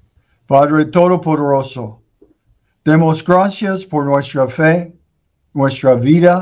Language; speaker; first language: Spanish; non-native, learner; English